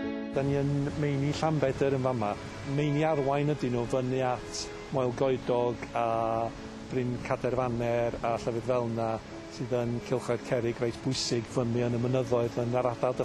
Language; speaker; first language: Welsh; native; Welsh